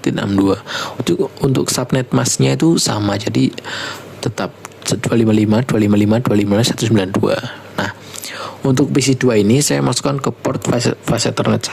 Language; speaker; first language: Indonesian; native; Indonesian